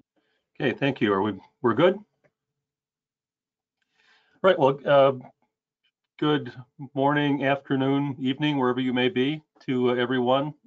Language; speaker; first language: English; native; English